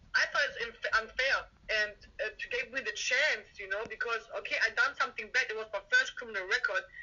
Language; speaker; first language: English; non-native, fluent; German